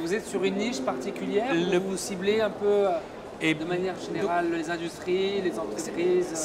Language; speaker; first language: French; native; French